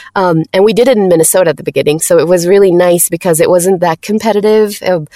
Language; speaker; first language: English; non-native, fluent; Spanish